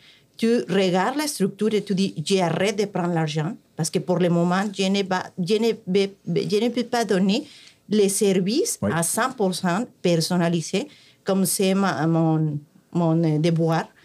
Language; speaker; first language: French; non-native, fluent; Spanish